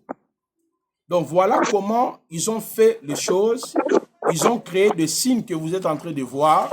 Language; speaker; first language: French; non-native, local second language; Lingala